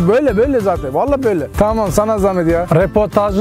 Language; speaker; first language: Turkish; early bilingual, heritage; Turkish